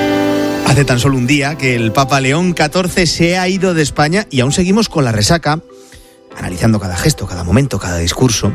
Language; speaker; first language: Spanish; native; Spanish